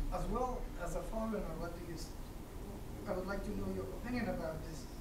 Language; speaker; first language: English; non-native, fluent; Persian